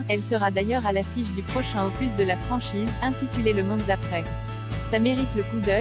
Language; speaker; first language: French; native; French